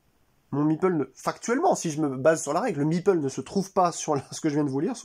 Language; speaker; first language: French; native; French